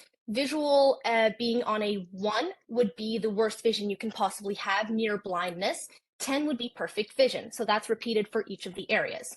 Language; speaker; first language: English; native; English